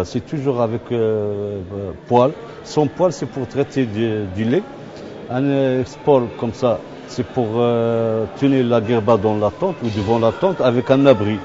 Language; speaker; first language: French; non-native, local second language; Arabic